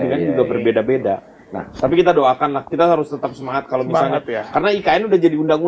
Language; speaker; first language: Indonesian; native; Indonesian